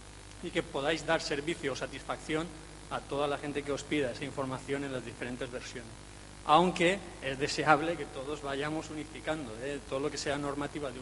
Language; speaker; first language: Spanish; native; Spanish